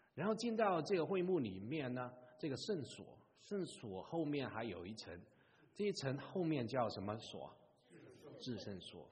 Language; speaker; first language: Chinese; non-native, local second language; Cantonese